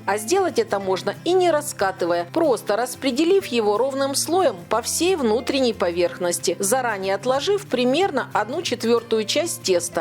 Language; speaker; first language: Russian; native; Russian